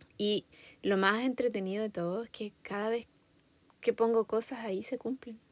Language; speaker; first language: Spanish; native; Spanish